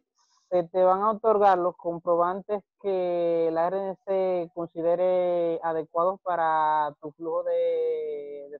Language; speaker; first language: Spanish; native; Spanish